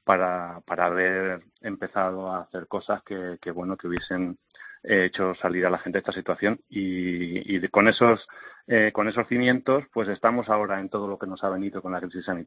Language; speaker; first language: Spanish; native; Spanish